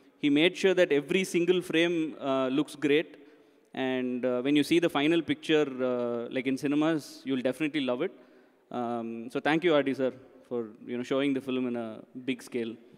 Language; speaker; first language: English; non-native, local second language; Tamil